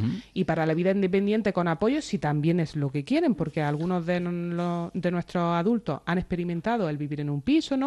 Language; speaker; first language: Spanish; native; Spanish